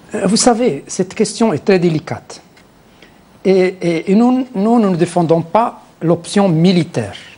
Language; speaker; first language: French; non-native, local second language; Arabic